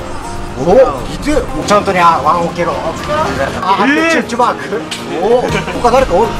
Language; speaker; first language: Japanese; native; Japanese